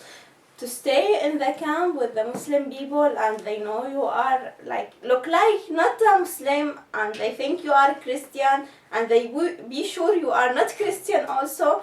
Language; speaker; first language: English; non-native, learner; Arabic